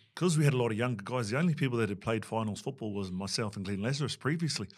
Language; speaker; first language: English; native; English